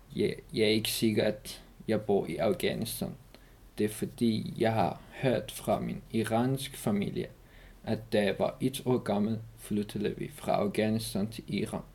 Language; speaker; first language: Danish; non-native, learner; Persian